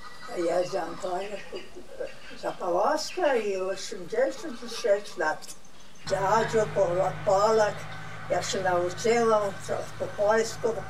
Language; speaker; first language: Polish; early bilingual, heritage; Polish